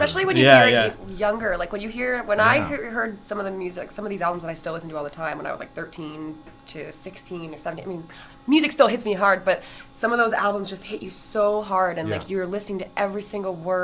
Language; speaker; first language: English; native; English